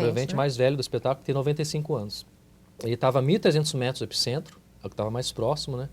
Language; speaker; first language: Portuguese; native; Portuguese